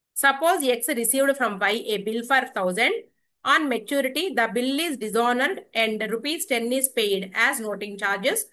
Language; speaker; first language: English; non-native, local second language; Telugu